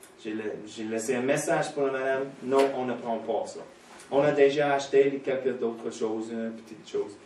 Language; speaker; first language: French; non-native, fluent; English